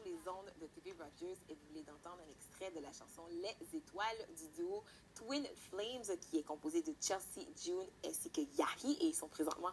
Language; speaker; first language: French; native; French